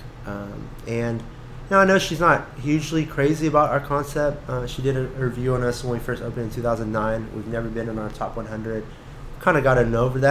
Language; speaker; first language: English; native; English